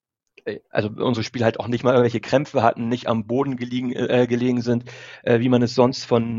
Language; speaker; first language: German; native; German